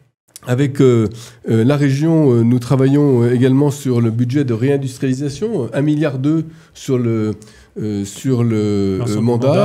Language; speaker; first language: French; native; French